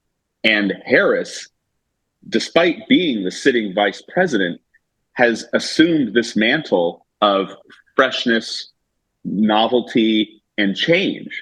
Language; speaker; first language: English; native; English